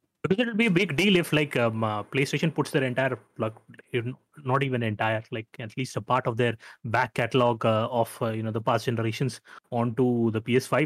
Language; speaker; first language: English; non-native, local second language; Hindi